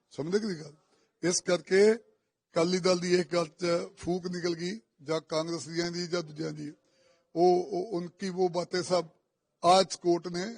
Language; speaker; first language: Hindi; non-native, local second language; Punjabi